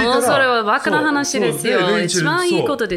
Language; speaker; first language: Japanese; non-native, fluent; English